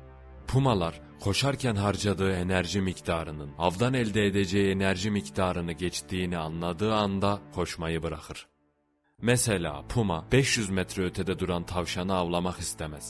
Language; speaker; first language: Turkish; native; Turkish